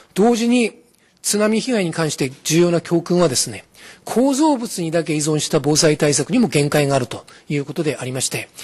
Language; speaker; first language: Japanese; native; Japanese